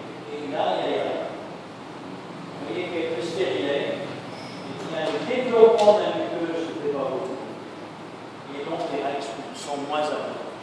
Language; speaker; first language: French; native; French